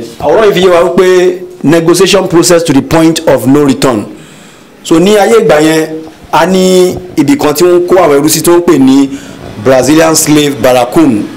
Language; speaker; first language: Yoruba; non-native, local second language; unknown